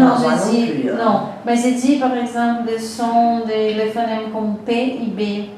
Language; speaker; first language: French; non-native, fluent; Portuguese